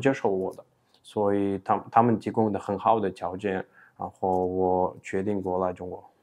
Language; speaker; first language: Chinese; non-native, fluent; Uzbek